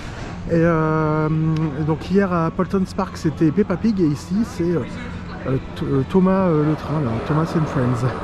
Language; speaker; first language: French; native; French